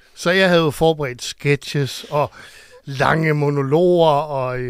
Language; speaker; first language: Danish; native; Danish